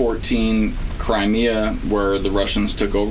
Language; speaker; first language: English; native; English